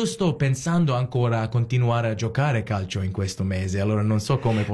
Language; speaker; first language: Italian; early bilingual, heritage; Italian